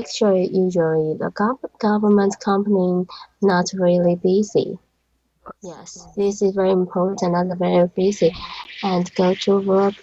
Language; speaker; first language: English; non-native, learner; Chinese